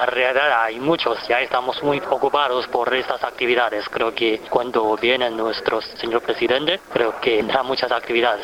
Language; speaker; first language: Spanish; non-native, fluent; Chinese